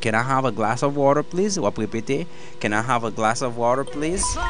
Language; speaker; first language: English; non-native, learner; Haitian Creole